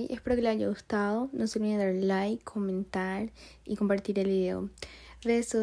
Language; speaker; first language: Spanish; non-native, fluent; Portuguese